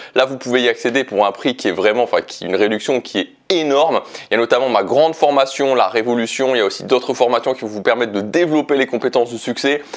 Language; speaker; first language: French; native; French